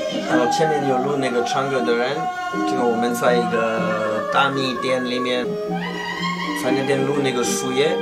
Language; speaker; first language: Chinese; non-native, learner; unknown